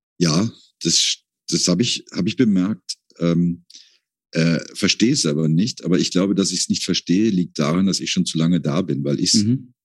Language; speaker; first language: German; native; German